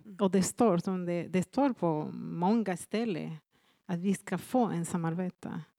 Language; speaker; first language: Swedish; non-native, fluent; Spanish